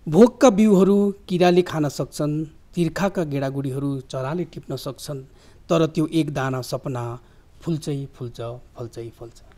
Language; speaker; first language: Nepali; native; Nepali